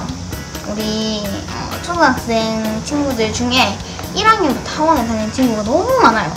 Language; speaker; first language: Korean; native; Korean